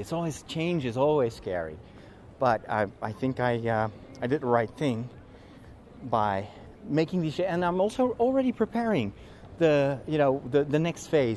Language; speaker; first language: English; non-native, fluent; Dutch